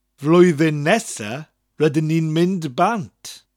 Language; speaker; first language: Welsh; non-native, fluent; English